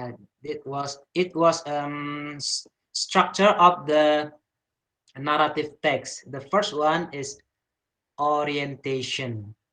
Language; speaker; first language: English; non-native, learner; Indonesian